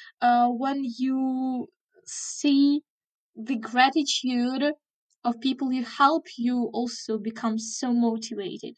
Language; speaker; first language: English; non-native, fluent; Ukrainian